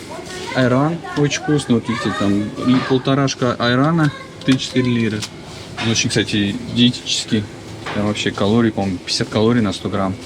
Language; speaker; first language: Russian; native; Russian